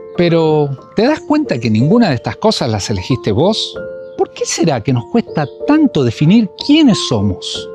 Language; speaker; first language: Spanish; native; Spanish